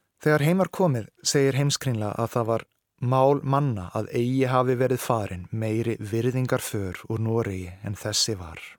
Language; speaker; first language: Icelandic; native; Icelandic